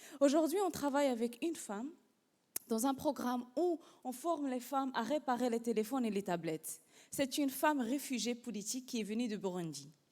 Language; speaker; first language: French; non-native, local second language; Arabic